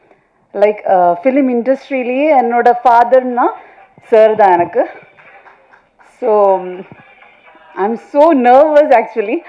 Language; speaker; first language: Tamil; non-native, local second language; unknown